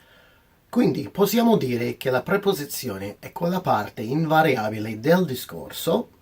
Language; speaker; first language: Italian; non-native, fluent; English